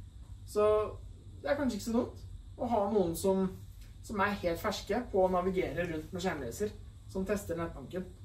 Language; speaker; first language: Norwegian; native; Norwegian